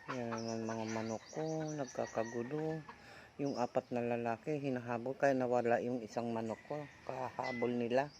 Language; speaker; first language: Filipino; non-native, local second language; Bikol